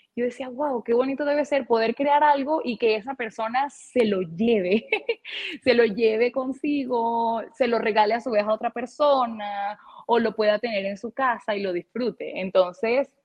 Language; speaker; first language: Spanish; native; Spanish